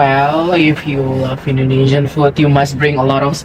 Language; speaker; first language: English; non-native, fluent; Indonesian